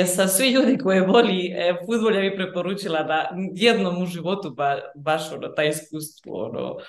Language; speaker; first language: Croatian; early bilingual, heritage; Bosnian